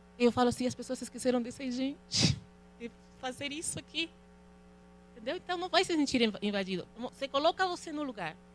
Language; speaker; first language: Portuguese; non-native, fluent; Spanish